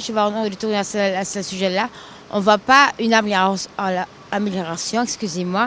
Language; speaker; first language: French; non-native, fluent; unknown